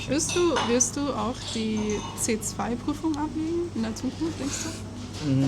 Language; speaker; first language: German; non-native, fluent; English